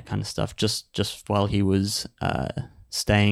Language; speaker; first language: English; native; English